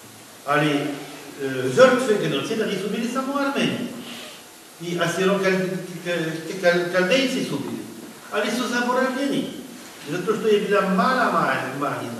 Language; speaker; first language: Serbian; non-native, fluent; French